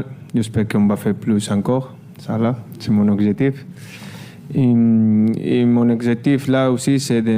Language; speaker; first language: French; non-native, learner; Spanish